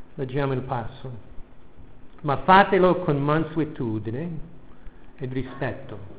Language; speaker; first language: Italian; non-native, fluent; English